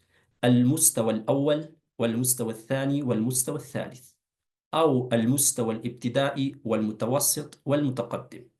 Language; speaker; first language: Arabic; non-native, fluent; Urdu